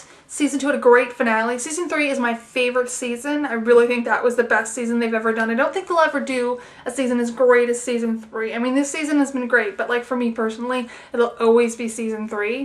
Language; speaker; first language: English; native; English